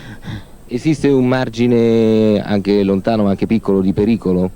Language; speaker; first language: Italian; native; Italian